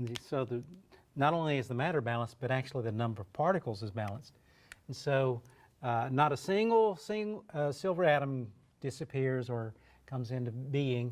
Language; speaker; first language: English; native; English